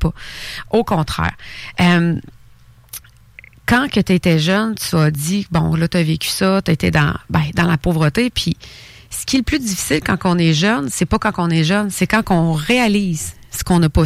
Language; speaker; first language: French; native; French